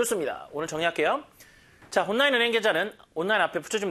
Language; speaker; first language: Korean; native; Korean